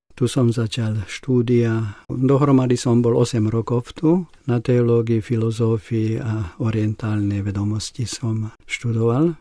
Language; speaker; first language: Slovak; non-native, local second language; Hungarian